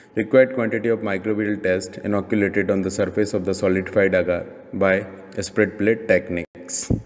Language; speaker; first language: English; non-native, local second language; Hindi